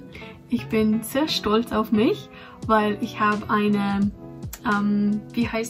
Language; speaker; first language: German; non-native, fluent; English